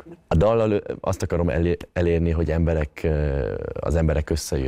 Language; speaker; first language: Hungarian; early bilingual, other home language; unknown